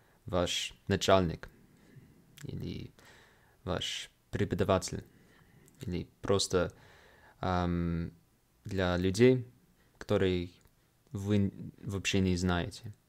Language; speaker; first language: Russian; non-native, fluent; English